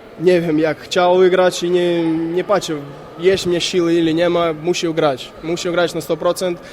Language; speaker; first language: Polish; non-native, learner; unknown